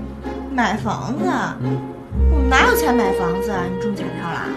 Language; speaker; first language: Chinese; native; Chinese